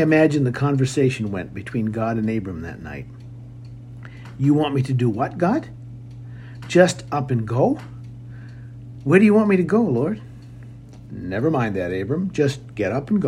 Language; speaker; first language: English; native; English